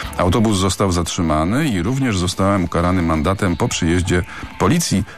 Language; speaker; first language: Polish; native; Polish